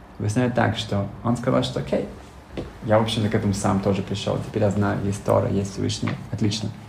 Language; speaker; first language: Russian; early bilingual, heritage; Russian